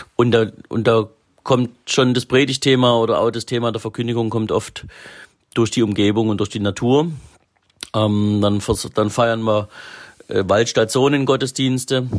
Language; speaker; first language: German; native; German